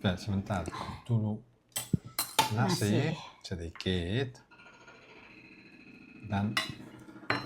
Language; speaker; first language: Indonesian; non-native, learner; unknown